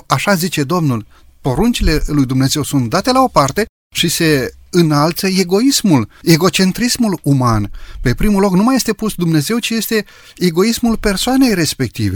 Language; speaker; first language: Romanian; native; Romanian